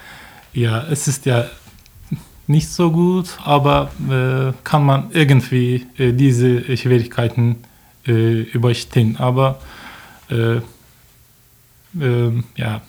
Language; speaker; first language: German; non-native, learner; Turkish